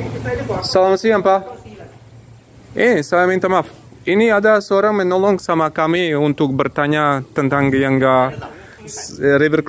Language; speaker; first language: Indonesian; non-native, learner; English